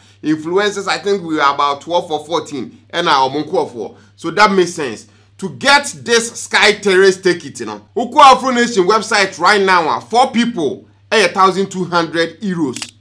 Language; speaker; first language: English; non-native, local second language; Akan